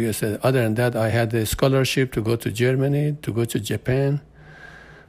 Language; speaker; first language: English; non-native, fluent; Persian